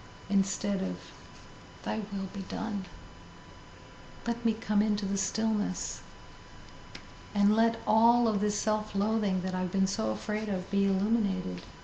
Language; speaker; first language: English; native; English